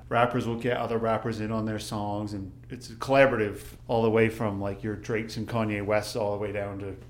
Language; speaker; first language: English; native; English